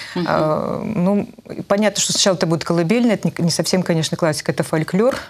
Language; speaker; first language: Russian; native; Russian